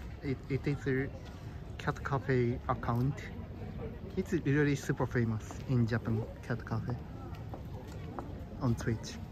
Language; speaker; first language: English; non-native, learner; Japanese